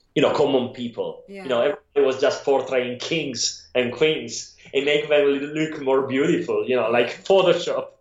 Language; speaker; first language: English; non-native, fluent; Italian